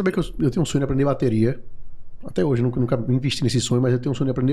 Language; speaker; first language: Portuguese; native; Portuguese